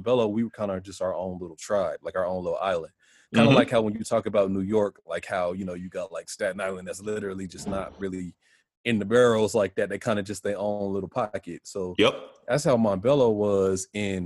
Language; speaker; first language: English; native; English